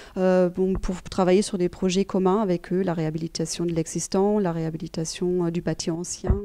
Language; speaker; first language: French; non-native, fluent; German